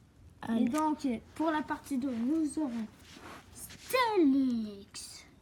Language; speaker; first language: French; native; French